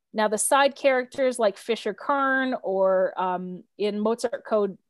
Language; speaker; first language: English; native; English